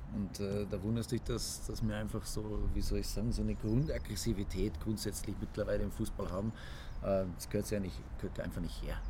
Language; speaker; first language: German; native; German